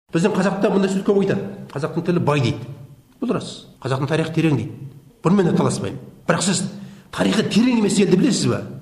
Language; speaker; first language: Kazakh; native; Kazakh